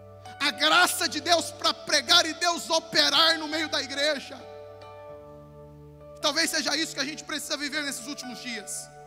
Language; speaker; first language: Portuguese; native; Portuguese